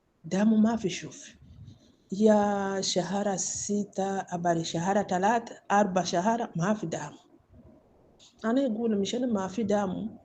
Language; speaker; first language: Arabic; non-native, learner; Rundi